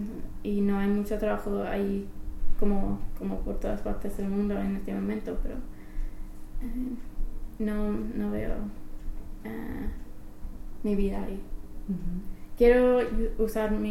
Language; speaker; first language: Spanish; non-native, fluent; English